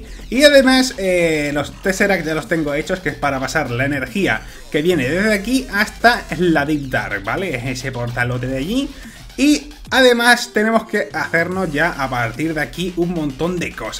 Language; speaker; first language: Spanish; native; Spanish